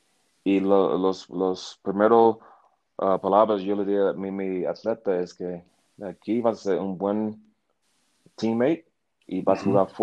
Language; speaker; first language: Spanish; non-native, learner; English